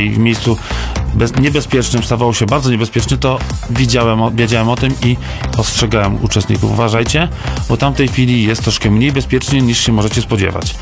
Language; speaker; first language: Polish; native; Polish